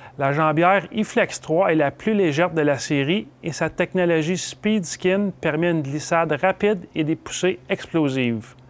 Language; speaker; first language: French; native; French